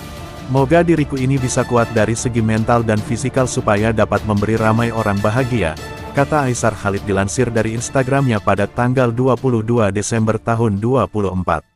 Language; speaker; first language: Indonesian; native; Indonesian